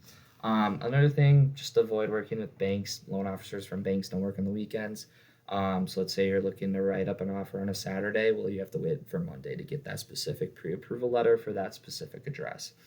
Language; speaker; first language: English; native; English